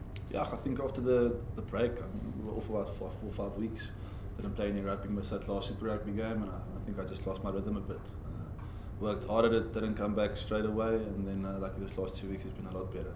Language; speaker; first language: English; non-native, local second language; Afrikaans